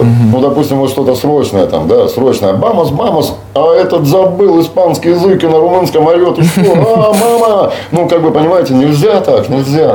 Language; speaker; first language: Russian; native; Russian